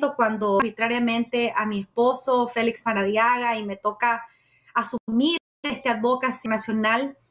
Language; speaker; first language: Spanish; native; Spanish